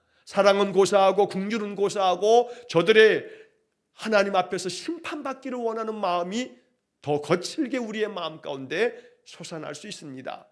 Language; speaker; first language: Korean; native; Korean